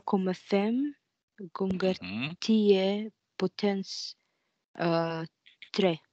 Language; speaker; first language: Swedish; non-native, learner; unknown